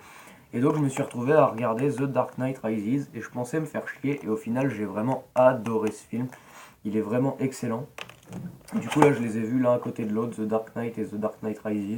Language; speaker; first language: French; native; French